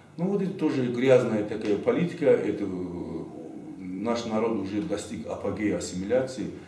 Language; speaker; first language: Russian; non-native, local second language; Talysh